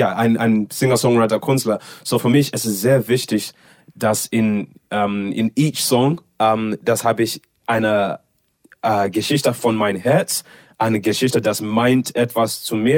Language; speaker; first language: German; non-native, learner; English